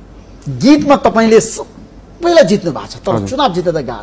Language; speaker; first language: Nepali; native; Nepali